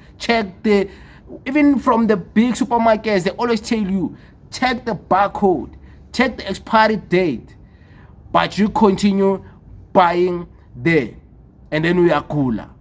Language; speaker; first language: English; non-native, local second language; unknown